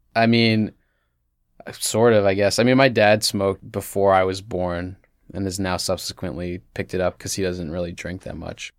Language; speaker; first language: English; native; English